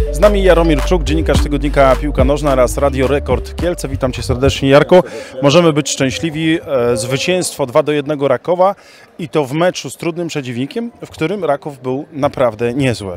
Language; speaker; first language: Polish; native; Polish